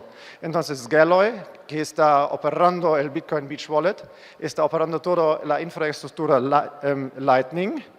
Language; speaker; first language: Spanish; non-native, fluent; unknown